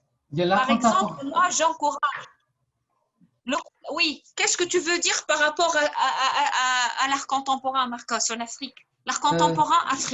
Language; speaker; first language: French; non-native, fluent; Arabic